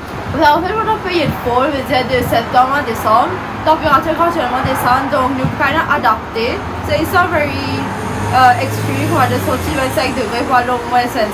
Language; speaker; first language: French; non-native, local second language; Morisyen